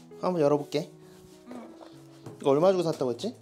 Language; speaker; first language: Korean; native; Korean